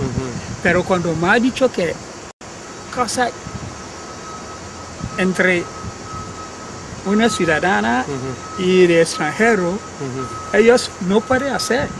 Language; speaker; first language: Spanish; non-native, learner; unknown